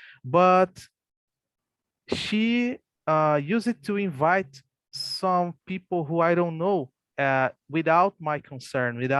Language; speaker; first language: English; non-native, fluent; Portuguese